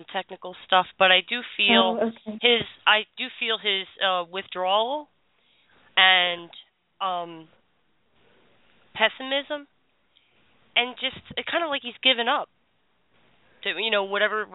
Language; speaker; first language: English; native; English